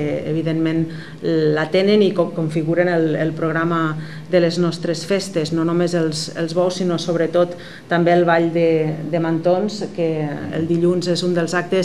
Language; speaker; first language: Catalan; native; Catalan